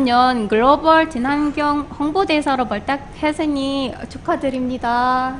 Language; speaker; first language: Korean; non-native, fluent; Indonesian